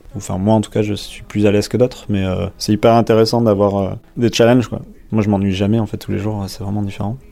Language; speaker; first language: French; native; French